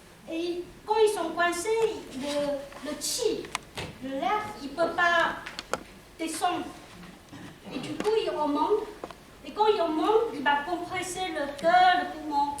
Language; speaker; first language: French; non-native, local second language; Chinese